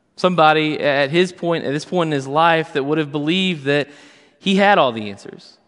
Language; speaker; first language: English; native; English